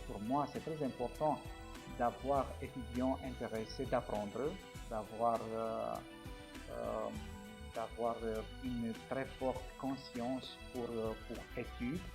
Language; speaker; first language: French; non-native, fluent; Romanian